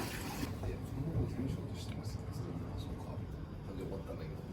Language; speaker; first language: Japanese; native; Japanese